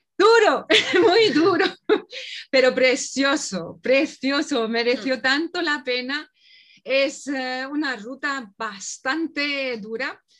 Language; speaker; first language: Spanish; early bilingual, other home language; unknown